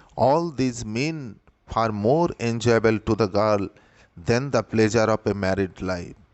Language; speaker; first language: English; non-native, local second language; Bangla